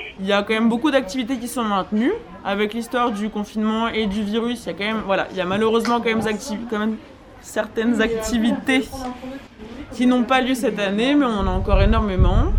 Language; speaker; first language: French; native; French